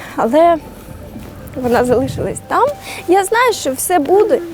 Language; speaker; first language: Ukrainian; native; Ukrainian